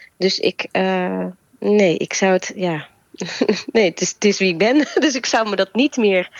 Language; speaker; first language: Dutch; native; Dutch